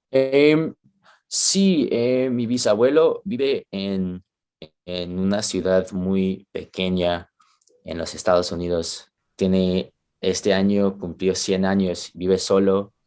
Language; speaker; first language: Spanish; early bilingual, heritage; Spanish